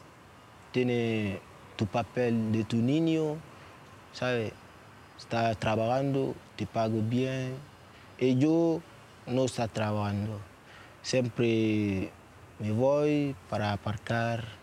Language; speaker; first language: Spanish; non-native, learner; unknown